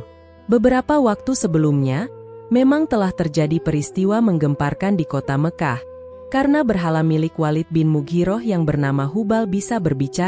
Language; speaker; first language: Indonesian; native; Indonesian